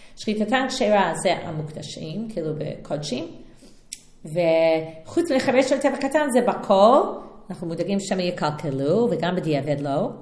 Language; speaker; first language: Hebrew; non-native, fluent; English